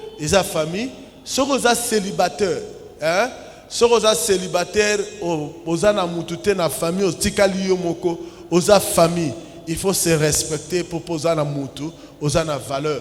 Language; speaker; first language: Lingala; native; Lingala